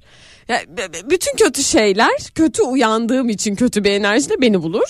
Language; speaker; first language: Turkish; native; Turkish